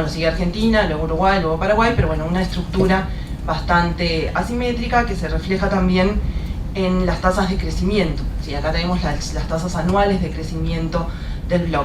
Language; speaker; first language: Spanish; native; Spanish